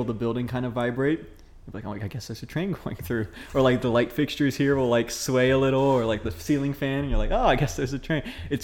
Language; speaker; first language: English; native; English